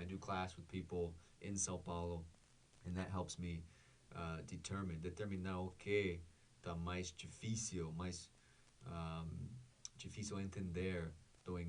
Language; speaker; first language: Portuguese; non-native, learner; English